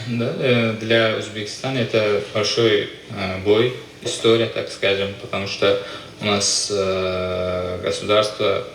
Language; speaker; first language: Russian; non-native, local second language; Uzbek